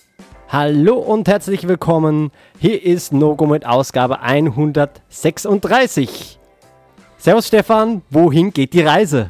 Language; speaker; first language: German; native; German